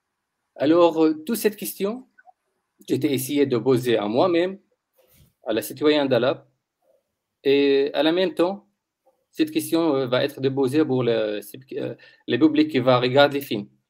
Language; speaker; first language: French; non-native, learner; Arabic